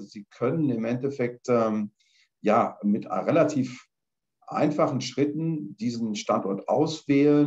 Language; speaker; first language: German; native; German